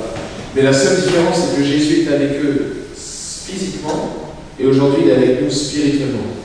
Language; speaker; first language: French; native; French